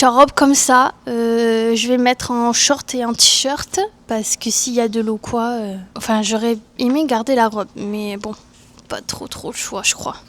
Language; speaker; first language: French; native; French